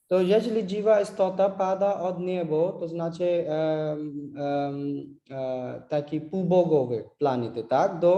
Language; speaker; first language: Polish; non-native, learner; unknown